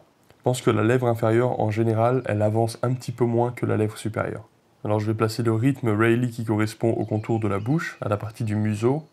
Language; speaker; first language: French; native; French